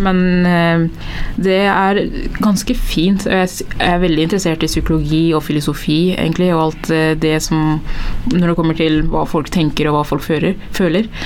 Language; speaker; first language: Norwegian; early bilingual, other home language; Tigrinya